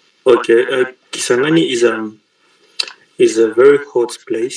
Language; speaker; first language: English; non-native, learner; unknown